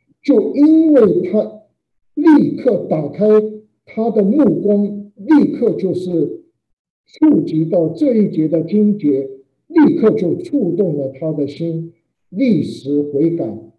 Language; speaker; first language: Chinese; native; Chinese